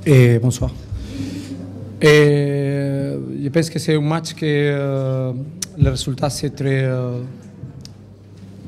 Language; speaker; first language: French; non-native, learner; Spanish